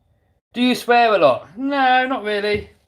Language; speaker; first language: English; native; English